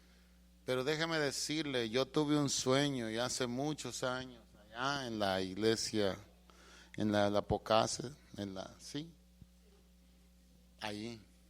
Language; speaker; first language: Spanish; native; Spanish